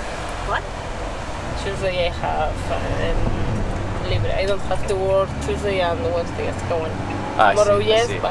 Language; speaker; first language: English; non-native, learner; Spanish